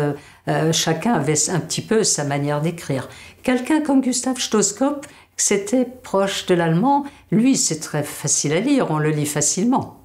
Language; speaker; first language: French; native; French